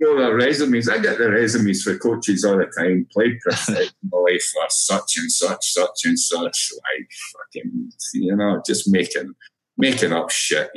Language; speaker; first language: English; native; English